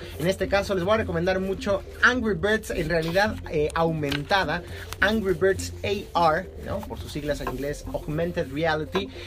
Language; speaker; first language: Spanish; native; Spanish